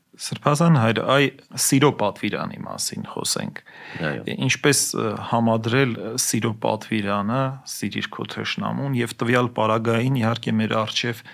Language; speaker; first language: Armenian; native; Armenian